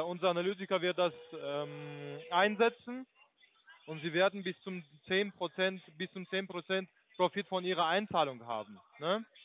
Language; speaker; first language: German; non-native, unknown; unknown